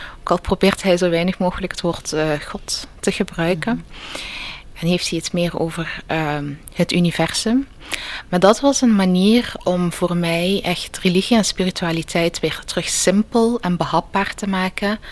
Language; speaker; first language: Dutch; early bilingual, other home language; Riffian